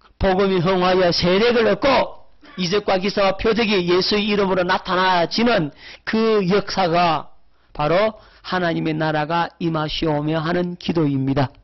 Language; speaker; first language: Korean; native; Korean